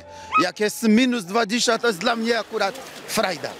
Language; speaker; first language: Polish; non-native, fluent; Portuguese